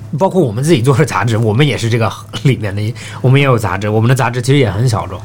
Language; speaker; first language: Chinese; early bilingual, heritage; Chinese